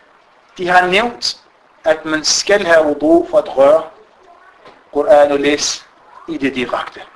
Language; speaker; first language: Danish; non-native, fluent; Arabic